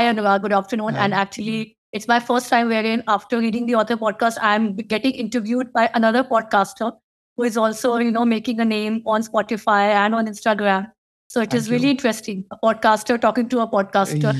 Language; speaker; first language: English; non-native, local second language; Hindi